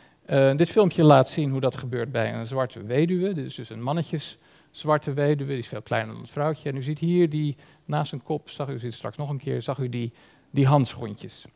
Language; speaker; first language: Dutch; native; Dutch